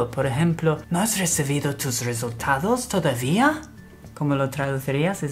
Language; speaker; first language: Spanish; non-native, fluent; English